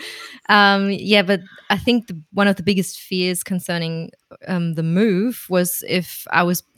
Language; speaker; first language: English; non-native, fluent; German